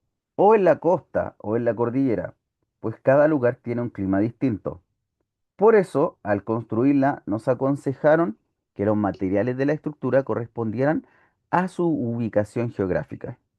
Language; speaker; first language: Spanish; native; Spanish